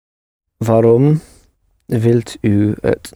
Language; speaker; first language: Dutch; non-native, learner; English